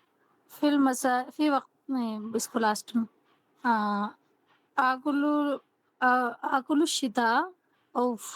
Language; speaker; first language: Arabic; non-native, learner; Urdu